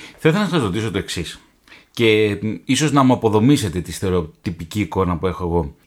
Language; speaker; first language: Greek; native; Greek